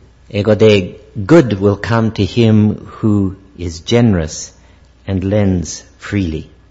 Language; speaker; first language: English; native; English